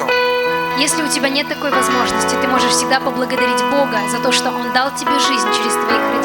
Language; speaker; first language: Russian; native; Russian